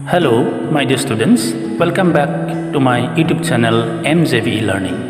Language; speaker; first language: English; non-native, local second language; Assamese